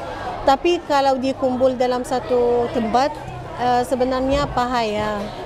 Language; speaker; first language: Indonesian; non-native, fluent; Arabic